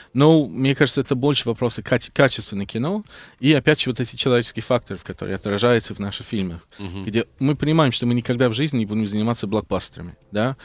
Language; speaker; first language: Russian; non-native, fluent; English